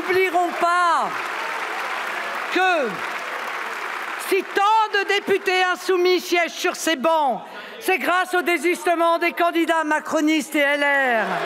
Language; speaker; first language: French; native; French